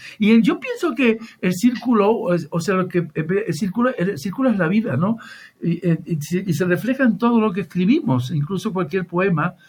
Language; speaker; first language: Spanish; native; Spanish